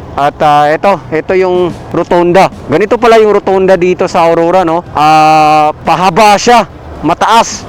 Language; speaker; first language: Filipino; non-native, local second language; Cebuano